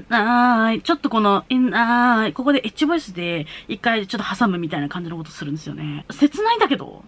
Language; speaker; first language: Japanese; native; Japanese